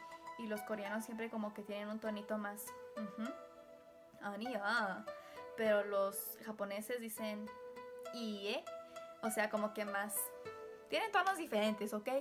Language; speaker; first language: Spanish; early bilingual, heritage; Spanish